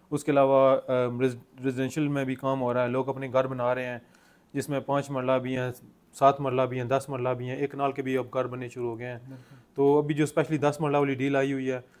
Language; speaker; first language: Urdu; early bilingual, heritage; Urdu